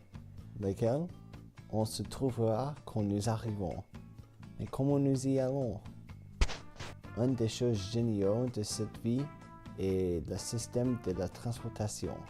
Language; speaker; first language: French; non-native, learner; English